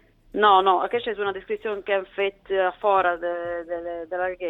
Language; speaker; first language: Catalan; non-native, local second language; Italian